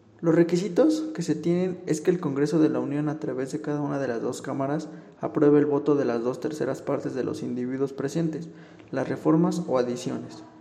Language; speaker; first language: Spanish; native; Spanish